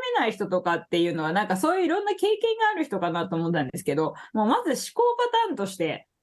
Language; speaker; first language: Japanese; native; Japanese